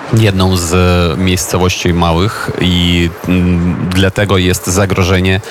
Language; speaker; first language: Polish; non-native, fluent; Ukrainian